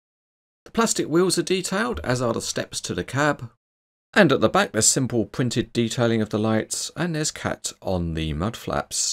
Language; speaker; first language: English; native; English